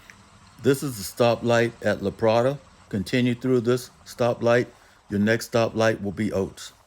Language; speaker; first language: English; native; English